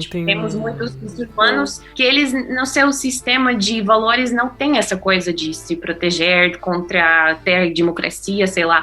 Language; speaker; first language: Portuguese; non-native, fluent; Russian